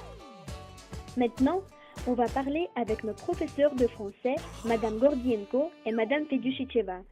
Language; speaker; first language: French; non-native, fluent; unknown